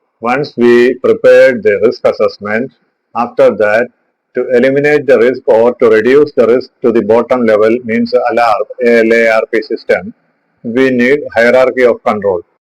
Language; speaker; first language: English; non-native, local second language; Malayalam